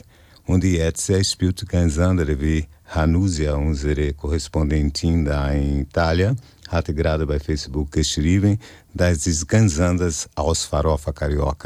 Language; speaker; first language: German; non-native, fluent; Portuguese